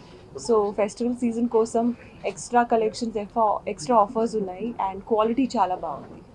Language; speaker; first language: Telugu; non-native, learner; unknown